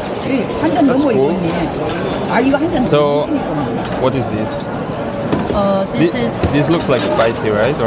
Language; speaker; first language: English; non-native, fluent; Spanish